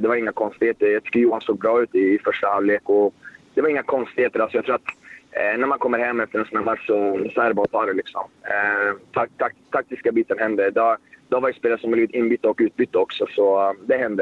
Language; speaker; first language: Swedish; native; Swedish